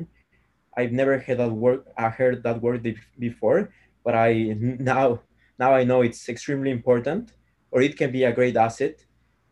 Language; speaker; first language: English; non-native, fluent; Spanish